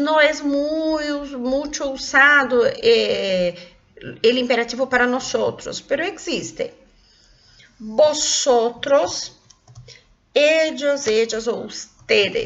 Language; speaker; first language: Spanish; non-native, local second language; Portuguese